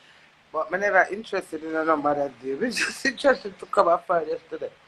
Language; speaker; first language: English; native; English